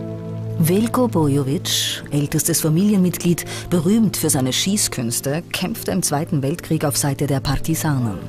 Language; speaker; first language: German; native; German